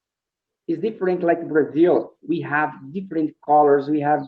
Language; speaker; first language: English; non-native, learner; Portuguese